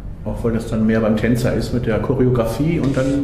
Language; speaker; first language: German; native; German